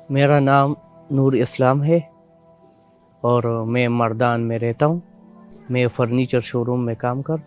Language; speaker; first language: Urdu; non-native, local second language; Pashto